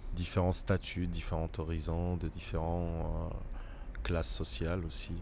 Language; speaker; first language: French; non-native, local second language; Arabic